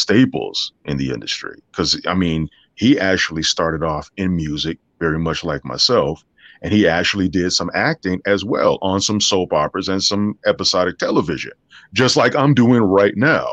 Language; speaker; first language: English; native; English